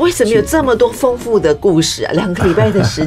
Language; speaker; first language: Chinese; native; Chinese